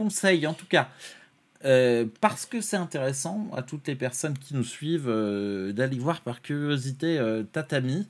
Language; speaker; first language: French; native; French